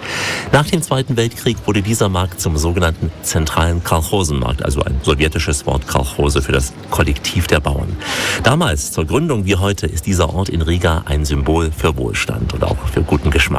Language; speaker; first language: German; native; German